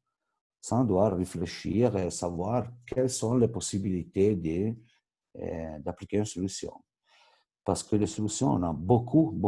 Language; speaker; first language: French; non-native, local second language; Italian